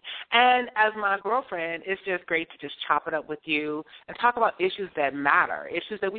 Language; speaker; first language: English; native; English